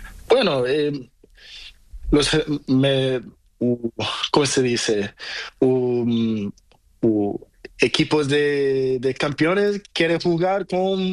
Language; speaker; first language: Spanish; non-native, learner; Portuguese